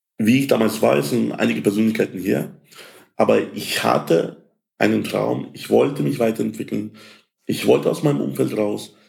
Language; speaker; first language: German; early bilingual, other home language; Russian